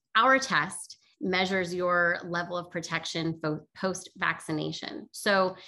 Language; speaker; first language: English; native; English